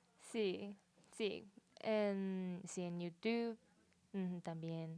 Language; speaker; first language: Spanish; non-native, learner; Japanese